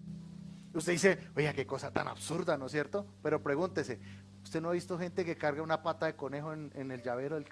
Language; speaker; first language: Spanish; native; Spanish